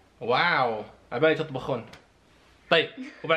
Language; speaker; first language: Arabic; native; Arabic